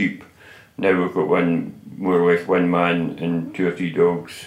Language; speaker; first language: English; native; English